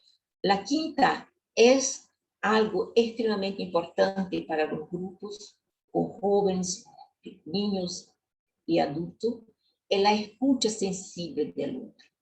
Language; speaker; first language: Spanish; non-native, learner; Portuguese